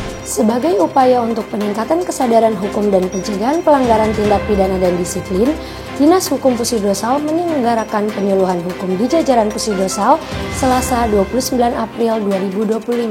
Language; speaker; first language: Indonesian; native; Indonesian